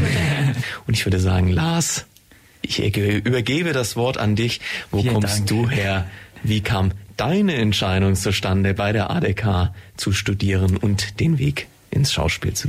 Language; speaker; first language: German; native; German